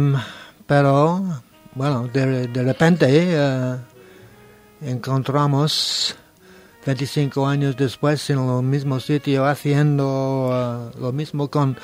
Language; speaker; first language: Spanish; non-native, learner; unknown